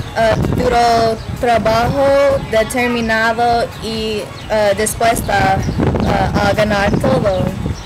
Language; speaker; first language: Spanish; non-native, learner; English